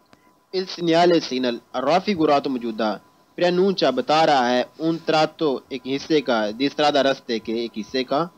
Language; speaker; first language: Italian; non-native, fluent; Urdu